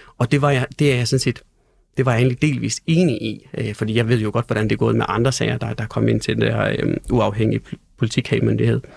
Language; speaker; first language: Danish; early bilingual, other home language; Persian